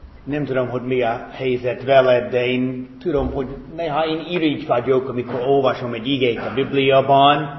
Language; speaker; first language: Hungarian; non-native, fluent; English